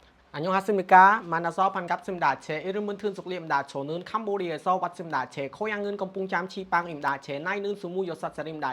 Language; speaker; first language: Korean; non-native, learner; Khmer